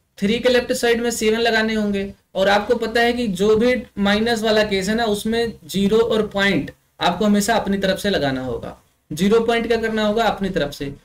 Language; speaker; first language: Hindi; native; Hindi